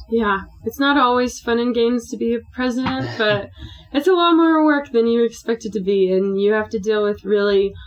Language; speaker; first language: English; native; English